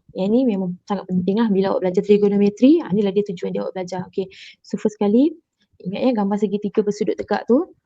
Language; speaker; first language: Malay; native; Malay